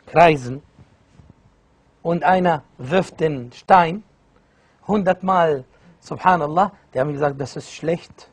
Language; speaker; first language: German; non-native, fluent; Arabic